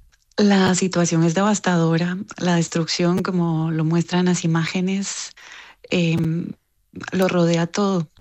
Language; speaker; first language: Spanish; native; Spanish